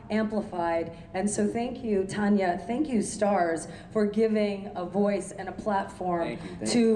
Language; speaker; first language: English; early bilingual, other home language; Urdu